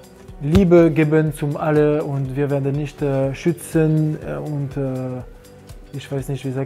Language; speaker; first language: German; non-native, learner; French